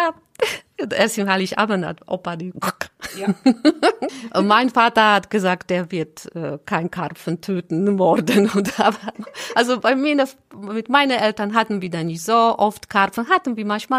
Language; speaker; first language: German; non-native, learner; Polish